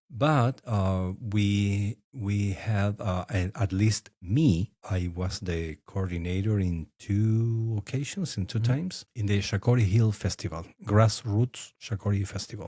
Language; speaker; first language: English; non-native, fluent; Spanish